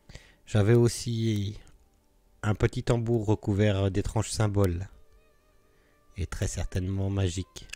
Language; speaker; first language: French; native; French